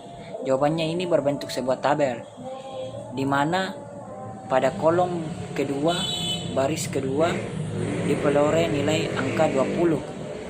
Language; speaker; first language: Indonesian; native; Indonesian